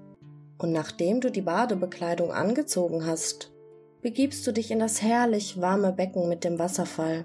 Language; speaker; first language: German; native; German